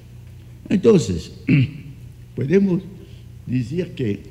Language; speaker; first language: Spanish; non-native, fluent; French